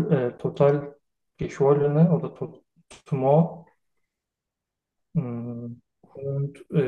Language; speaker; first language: German; non-native, learner; Turkish